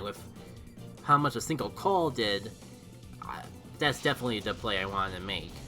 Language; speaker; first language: English; native; English